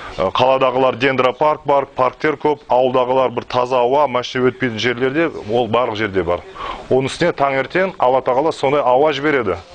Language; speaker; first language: Kazakh; non-native, local second language; Russian